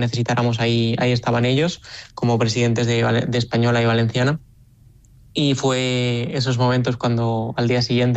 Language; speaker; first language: Spanish; native; Spanish